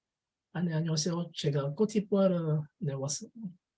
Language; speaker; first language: Korean; non-native, learner; French